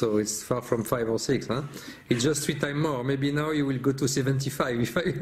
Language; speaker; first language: English; non-native, fluent; French